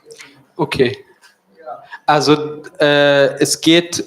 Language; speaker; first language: German; non-native, fluent; Kurdish